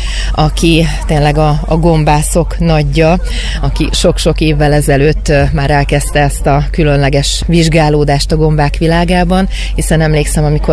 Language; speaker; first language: Hungarian; native; Hungarian